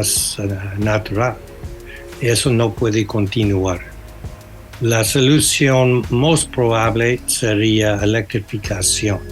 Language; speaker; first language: Spanish; non-native, fluent; English